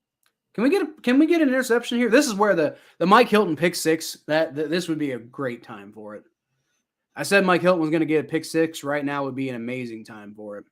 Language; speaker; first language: English; native; English